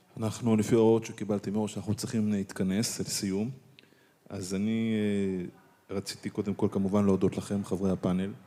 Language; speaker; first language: Hebrew; native; Hebrew